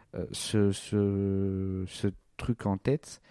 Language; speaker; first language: French; native; French